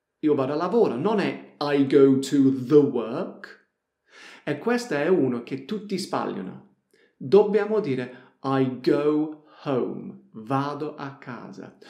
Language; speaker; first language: Italian; non-native, fluent; English